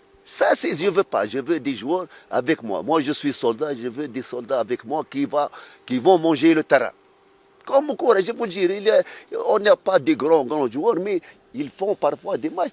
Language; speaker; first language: French; non-native, fluent; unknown